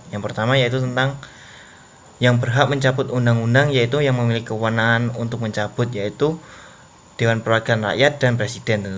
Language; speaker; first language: Indonesian; native; Indonesian